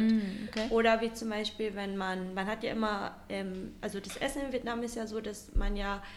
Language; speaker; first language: German; non-native, fluent; Vietnamese